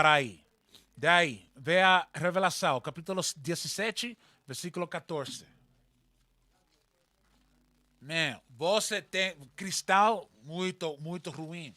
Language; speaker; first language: Portuguese; non-native, learner; Spanish